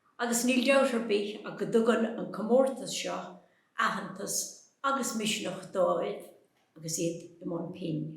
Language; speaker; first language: Irish; native; Irish